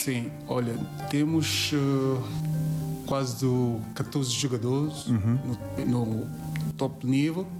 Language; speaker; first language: Portuguese; non-native, learner; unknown